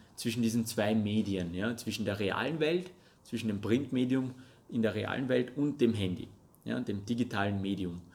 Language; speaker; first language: German; non-native, fluent; Russian